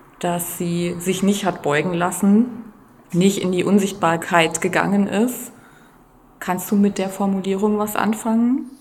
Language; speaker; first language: German; native; German